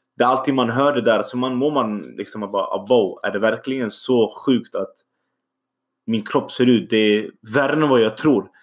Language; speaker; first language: Swedish; early bilingual, other home language; Arabic